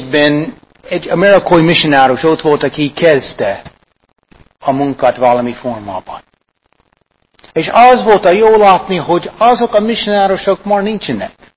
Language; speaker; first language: Hungarian; non-native, fluent; English